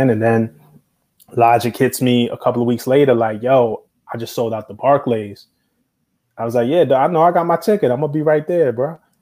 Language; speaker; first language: English; native; English